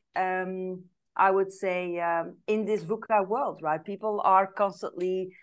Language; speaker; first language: English; non-native, fluent; Dutch